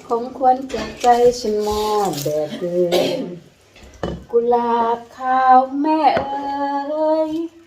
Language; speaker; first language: Thai; native; Thai